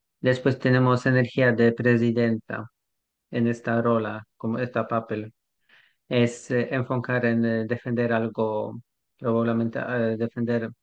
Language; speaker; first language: Spanish; non-native, learner; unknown